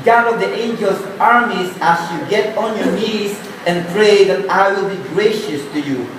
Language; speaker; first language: English; non-native, local second language; Filipino